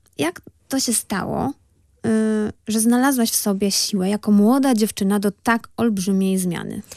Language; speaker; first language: Polish; native; Polish